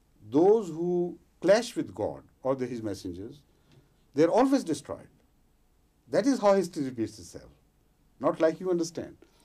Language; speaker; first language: English; non-native, local second language; Punjabi